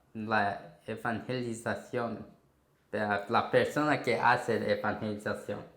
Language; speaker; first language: Spanish; non-native, fluent; Korean